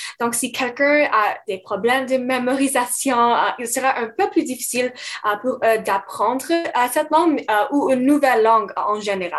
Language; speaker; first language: French; non-native, fluent; English